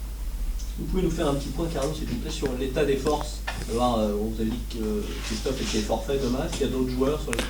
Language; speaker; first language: French; native; French